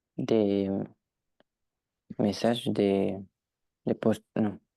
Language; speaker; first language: French; non-native, learner; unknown